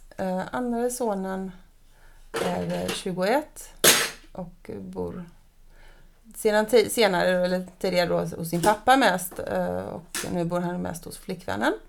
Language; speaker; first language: Swedish; native; Swedish